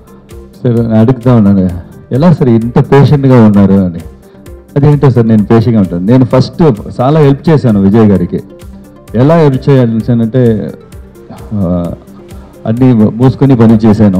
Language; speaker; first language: Telugu; non-native, fluent; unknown